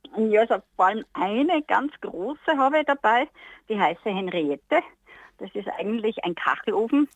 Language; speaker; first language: German; native; German